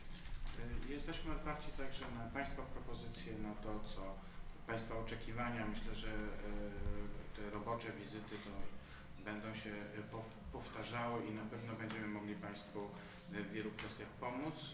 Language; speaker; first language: Polish; native; Polish